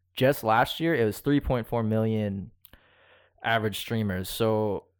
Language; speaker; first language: English; early bilingual, other home language; Filipino